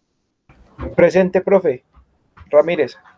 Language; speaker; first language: Spanish; native; Spanish